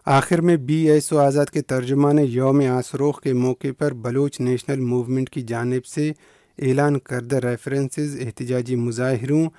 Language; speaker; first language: Urdu; non-native, local second language; Baluchi